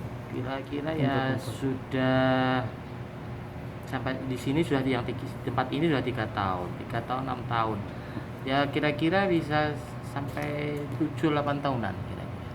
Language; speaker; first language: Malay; non-native, local second language; Javanese